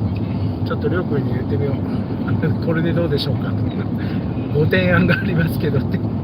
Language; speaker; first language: Japanese; native; Japanese